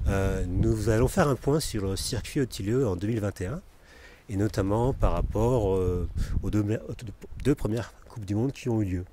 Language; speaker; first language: French; native; French